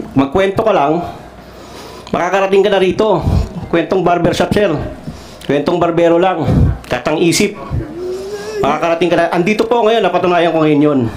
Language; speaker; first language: Filipino; non-native, local second language; Cebuano